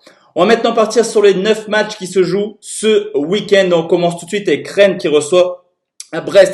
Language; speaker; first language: French; native; French